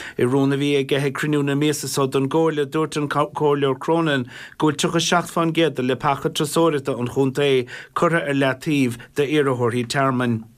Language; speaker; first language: Irish; native; Irish